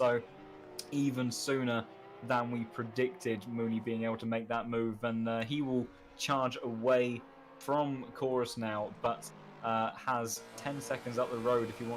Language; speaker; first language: English; native; English